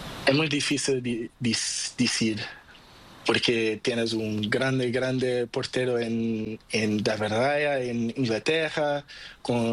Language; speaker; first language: Spanish; non-native, learner; Portuguese